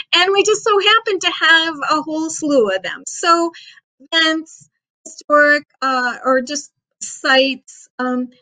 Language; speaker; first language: English; native; English